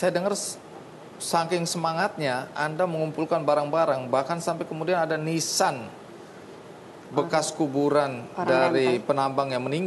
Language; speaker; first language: Indonesian; native; Indonesian